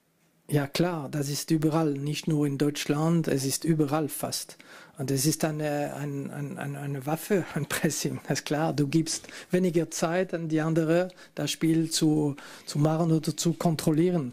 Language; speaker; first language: German; non-native, fluent; French